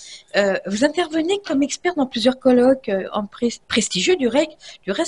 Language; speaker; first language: French; native; French